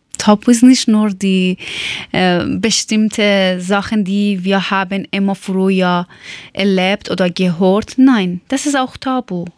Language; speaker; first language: German; non-native, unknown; Persian